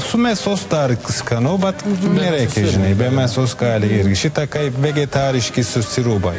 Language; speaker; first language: Lithuanian; non-native, learner; Turkish